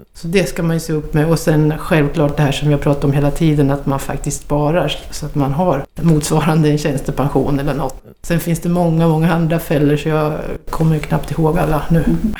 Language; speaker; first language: Swedish; native; Swedish